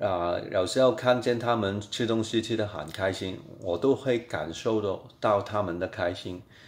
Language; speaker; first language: Chinese; non-native, fluent; Cantonese